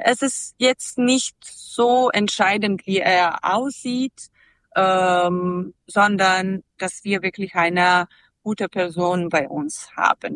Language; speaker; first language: German; non-native, learner; Serbian